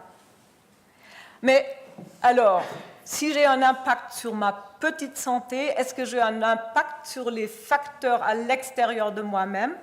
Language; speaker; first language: French; non-native, fluent; German